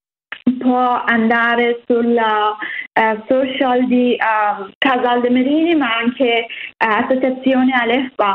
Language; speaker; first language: Italian; non-native, learner; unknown